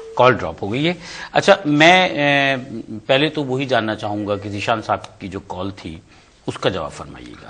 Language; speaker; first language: Urdu; native; Urdu